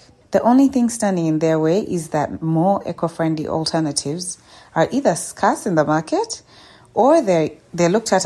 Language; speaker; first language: English; non-native, local second language; Ganda